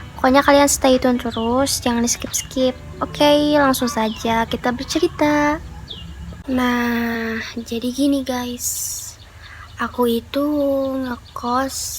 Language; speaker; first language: Indonesian; non-native, local second language; Sundanese